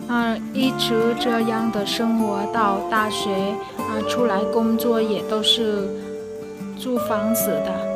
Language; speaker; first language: Chinese; non-native, fluent; Vietnamese